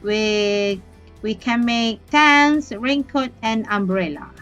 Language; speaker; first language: English; non-native, local second language; Malay